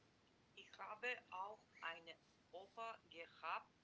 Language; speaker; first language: German; non-native, learner; Macedonian